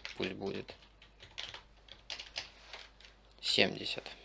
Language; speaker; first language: Russian; native; Russian